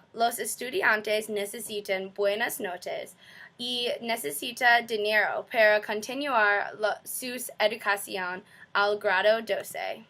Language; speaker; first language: Spanish; non-native, learner; English